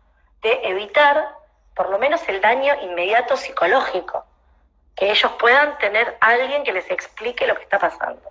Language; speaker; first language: Spanish; native; Spanish